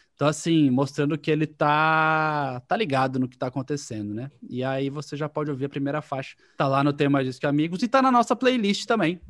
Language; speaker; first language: Portuguese; native; Portuguese